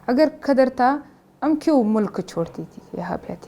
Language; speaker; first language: Hindi; non-native, learner; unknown